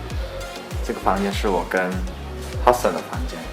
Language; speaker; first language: Chinese; native; Chinese